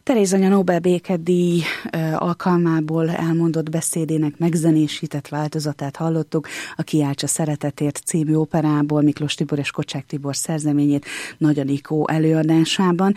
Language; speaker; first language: Hungarian; native; Hungarian